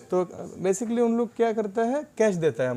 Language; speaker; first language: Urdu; non-native, fluent; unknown